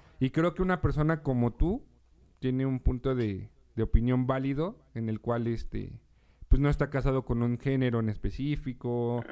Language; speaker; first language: Spanish; native; Spanish